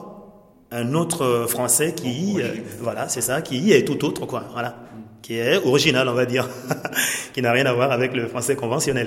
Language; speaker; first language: French; non-native, local second language; Mossi